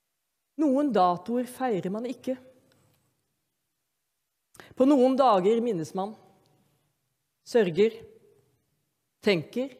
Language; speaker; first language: Norwegian; native; Norwegian